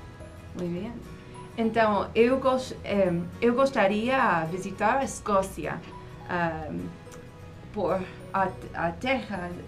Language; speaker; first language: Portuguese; non-native, fluent; English